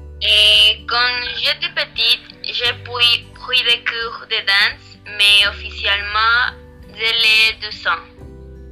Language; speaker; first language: French; non-native, learner; Spanish